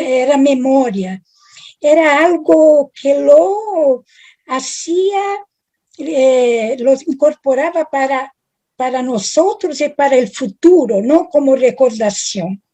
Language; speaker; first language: Spanish; non-native, fluent; Italian